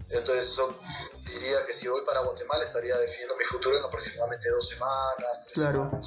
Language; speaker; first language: Spanish; native; Spanish